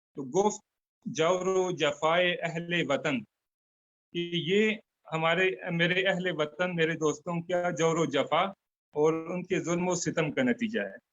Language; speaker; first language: Urdu; non-native, fluent; Turkmen